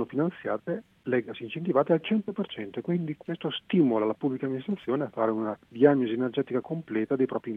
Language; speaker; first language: Italian; native; Italian